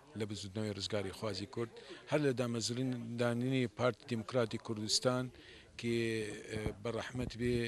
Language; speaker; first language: Central Kurdish; non-native, local second language; Southern Kurdish